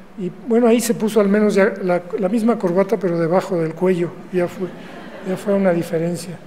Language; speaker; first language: Spanish; native; Spanish